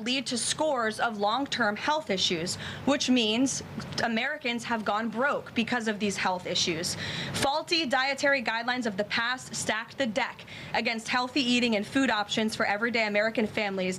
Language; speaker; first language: English; native; English